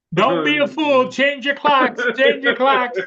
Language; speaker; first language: English; native; English